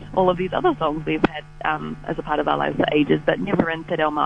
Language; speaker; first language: English; native; English